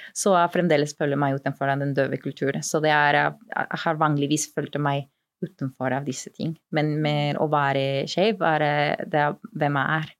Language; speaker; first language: Norwegian; non-native, fluent; Spanish